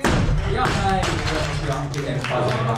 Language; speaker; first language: Finnish; native; Finnish